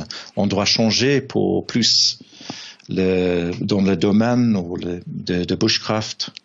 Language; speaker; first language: French; non-native, fluent; English